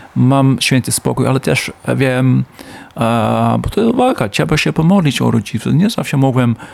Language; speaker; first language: Polish; non-native, learner; Dutch